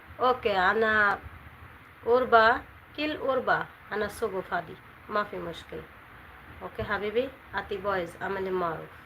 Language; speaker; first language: Arabic; non-native, learner; Bangla